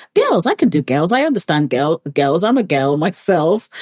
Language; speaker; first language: English; early bilingual, other home language; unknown